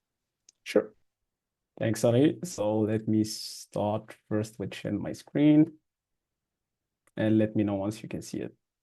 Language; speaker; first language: English; non-native, fluent; Arabic